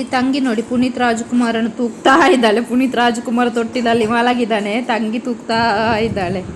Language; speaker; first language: Kannada; non-native, local second language; Tulu